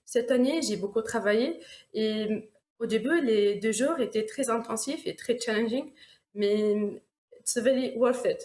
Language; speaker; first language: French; non-native, local second language; Arabic